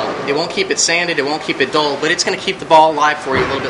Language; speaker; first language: English; native; English